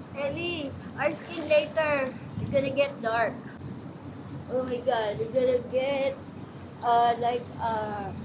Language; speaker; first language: English; non-native, local second language; Filipino